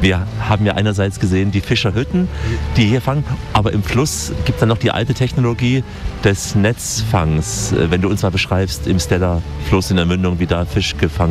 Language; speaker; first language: German; native; German